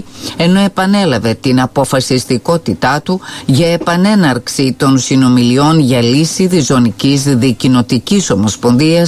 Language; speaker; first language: Greek; native; Greek